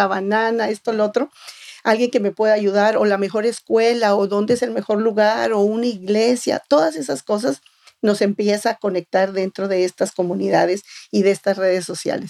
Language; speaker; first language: Spanish; native; Spanish